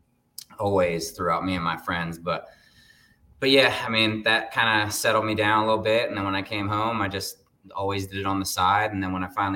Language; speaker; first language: English; native; English